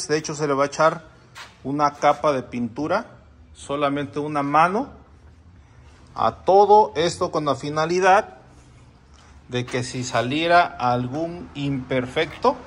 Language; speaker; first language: Spanish; native; Spanish